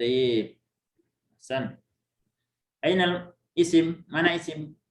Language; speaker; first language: Arabic; non-native, fluent; Indonesian